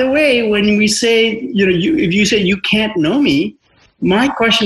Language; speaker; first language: English; native; English